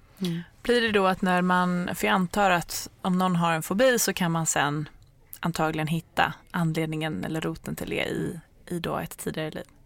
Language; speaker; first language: Swedish; native; Swedish